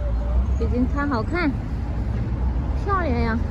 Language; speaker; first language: Chinese; non-native, learner; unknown